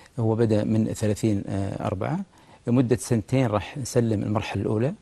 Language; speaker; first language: Arabic; native; Arabic